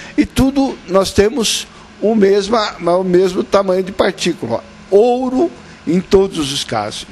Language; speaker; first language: Portuguese; native; Portuguese